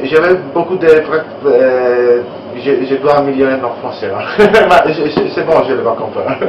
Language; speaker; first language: French; non-native, learner; Italian